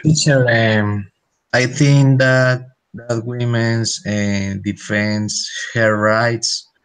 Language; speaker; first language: English; non-native, learner; Spanish